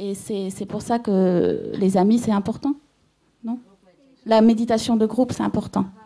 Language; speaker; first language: French; native; French